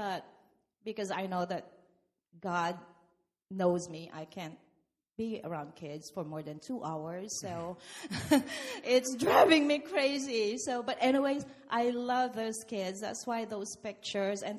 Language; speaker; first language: English; non-native, local second language; Filipino